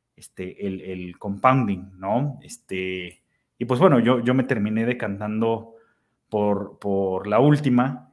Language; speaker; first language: Spanish; native; Spanish